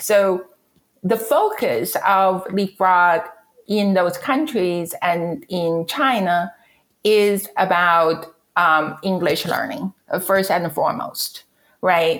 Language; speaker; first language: English; non-native, fluent; Chinese